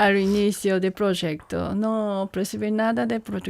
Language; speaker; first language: Spanish; non-native, learner; Japanese